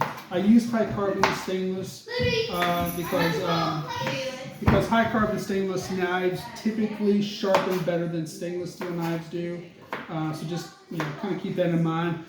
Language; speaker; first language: English; native; English